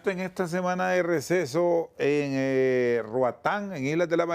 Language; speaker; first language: Spanish; native; Spanish